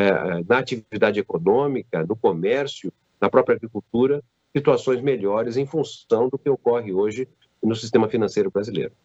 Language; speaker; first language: Portuguese; native; Portuguese